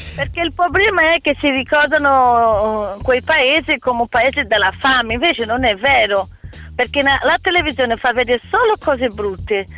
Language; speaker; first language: Italian; non-native, fluent; Portuguese